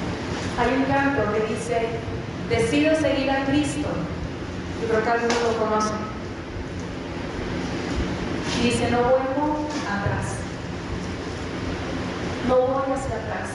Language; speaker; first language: Spanish; native; Spanish